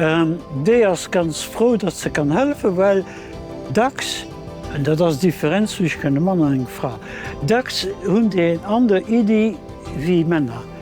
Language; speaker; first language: German; non-native, local second language; Luxembourgish